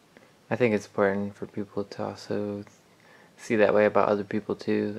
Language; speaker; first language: English; native; English